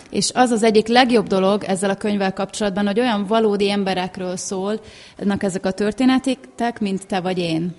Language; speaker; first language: Hungarian; native; Hungarian